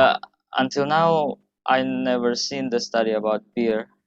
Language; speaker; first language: English; non-native, fluent; Indonesian